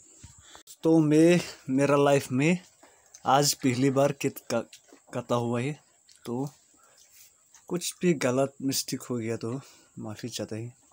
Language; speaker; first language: Hindi; non-native, local second language; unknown